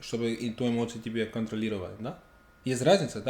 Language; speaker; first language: Russian; non-native, learner; English